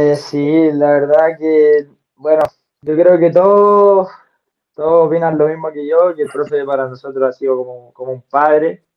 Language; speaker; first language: Spanish; native; Spanish